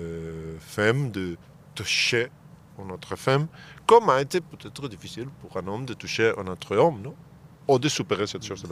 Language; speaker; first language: French; non-native, fluent; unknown